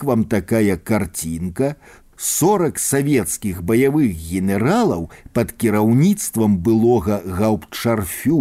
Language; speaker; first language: Belarusian; native; Belarusian